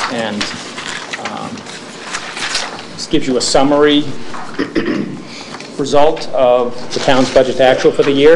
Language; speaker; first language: English; native; English